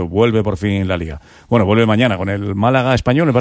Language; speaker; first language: Spanish; native; Spanish